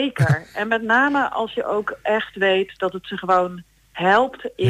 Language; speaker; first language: Dutch; native; Dutch